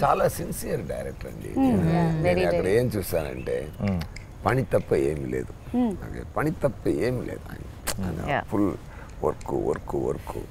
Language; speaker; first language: Telugu; non-native, fluent; Tamil